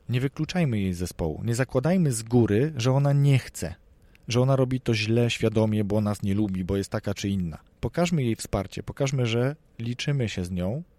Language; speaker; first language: Polish; native; Polish